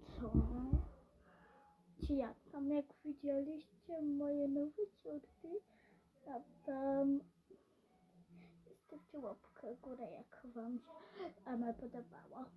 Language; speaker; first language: Polish; early bilingual, heritage; Polish